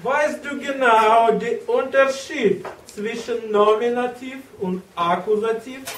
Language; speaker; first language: German; non-native, learner; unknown